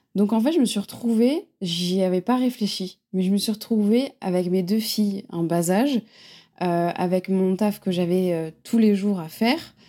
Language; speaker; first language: French; native; French